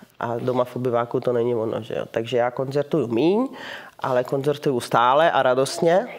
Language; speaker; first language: Czech; early bilingual, heritage; Czech